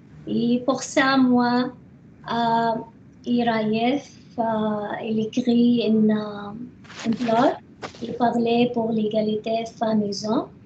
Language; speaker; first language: French; non-native, learner; Arabic